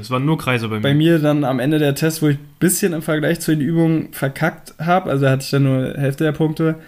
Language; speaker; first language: German; native; German